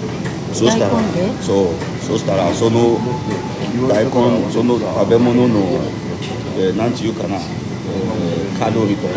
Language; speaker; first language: Japanese; non-native, learner; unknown